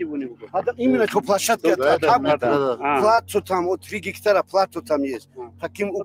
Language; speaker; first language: Russian; non-native, local second language; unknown